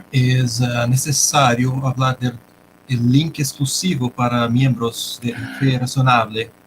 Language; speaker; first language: Spanish; non-native, fluent; Portuguese